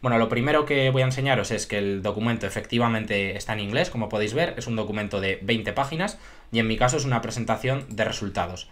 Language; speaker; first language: Spanish; native; Spanish